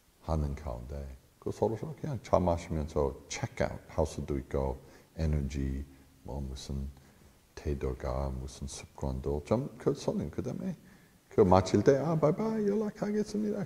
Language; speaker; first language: Korean; non-native, fluent; English